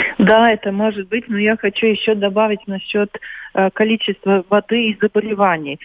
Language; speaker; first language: Russian; non-native, local second language; Latvian